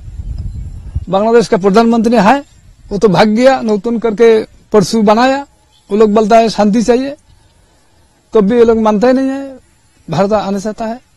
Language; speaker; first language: Hindi; non-native, local second language; Bangla